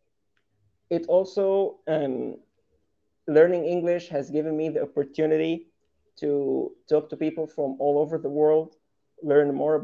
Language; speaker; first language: English; non-native, fluent; Arabic